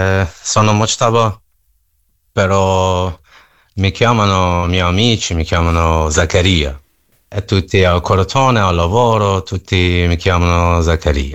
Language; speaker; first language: Italian; non-native, learner; Persian